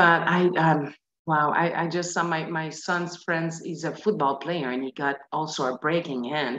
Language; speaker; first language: English; non-native, fluent; French